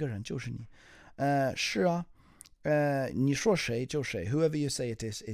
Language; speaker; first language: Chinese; non-native, learner; English